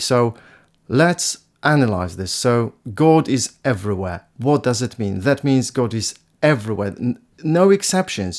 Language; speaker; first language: English; non-native, fluent; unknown